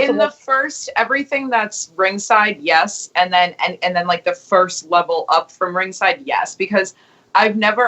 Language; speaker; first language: English; native; English